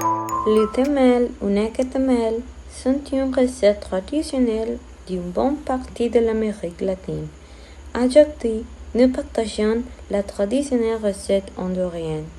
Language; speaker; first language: French; non-native, learner; Spanish